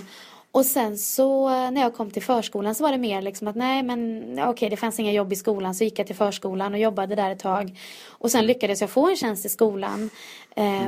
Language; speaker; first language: Swedish; native; Swedish